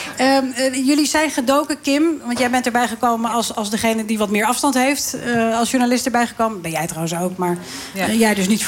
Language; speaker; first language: Dutch; native; Dutch